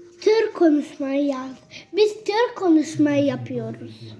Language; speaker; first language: Turkish; early bilingual, heritage; Turkish